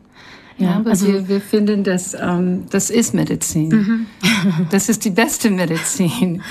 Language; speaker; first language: German; non-native, learner; English